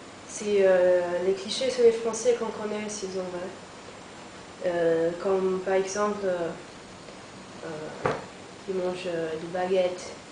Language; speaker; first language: French; non-native, fluent; German